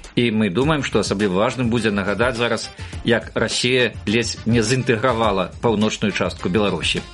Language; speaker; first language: Belarusian; native; Belarusian